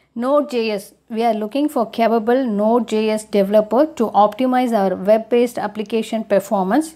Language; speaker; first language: English; non-native, local second language; Tamil